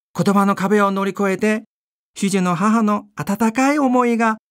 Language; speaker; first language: Japanese; non-native, fluent; Chinese